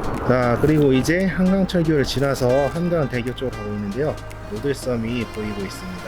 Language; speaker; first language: Korean; native; Korean